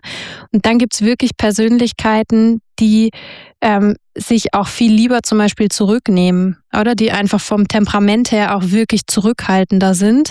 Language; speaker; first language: German; native; German